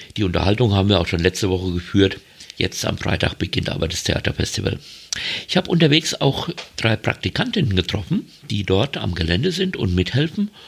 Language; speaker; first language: German; native; German